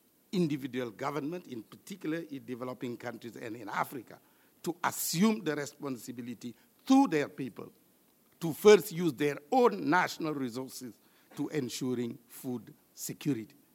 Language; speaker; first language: English; non-native, fluent; French